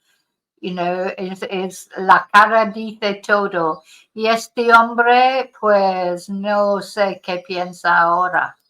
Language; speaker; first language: Spanish; non-native, fluent; English